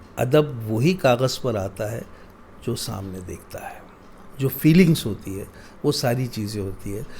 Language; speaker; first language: Urdu; native; Urdu